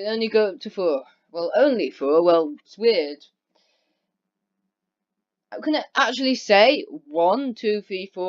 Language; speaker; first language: English; native; English